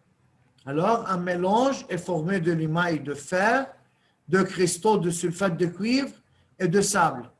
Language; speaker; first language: French; non-native, local second language; Arabic